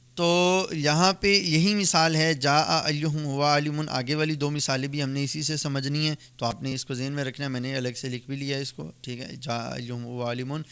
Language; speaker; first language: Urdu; native; Urdu